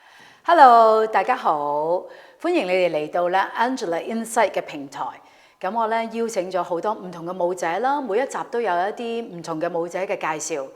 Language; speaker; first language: Cantonese; native; Cantonese